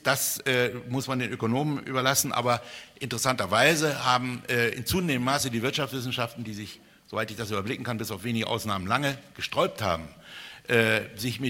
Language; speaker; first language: German; native; German